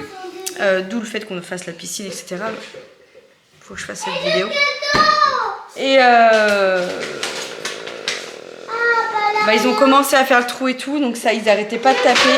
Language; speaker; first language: French; native; French